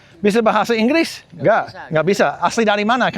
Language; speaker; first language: Indonesian; non-native, learner; English